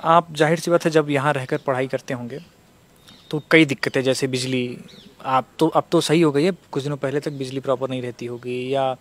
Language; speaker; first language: Hindi; native; Hindi